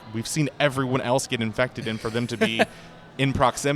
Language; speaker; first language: English; native; English